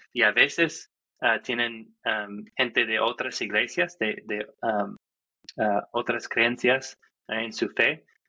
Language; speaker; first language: Spanish; non-native, fluent; English